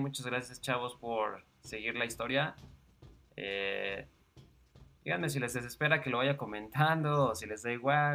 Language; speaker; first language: Spanish; native; Spanish